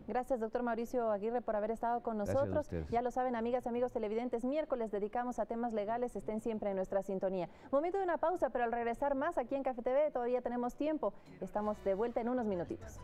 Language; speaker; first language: Spanish; native; Spanish